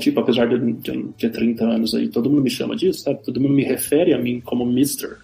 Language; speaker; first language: Portuguese; native; Portuguese